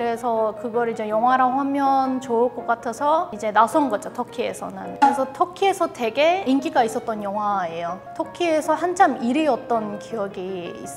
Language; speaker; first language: Korean; non-native, fluent; Turkish